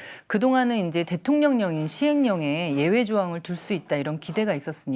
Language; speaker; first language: Korean; native; Korean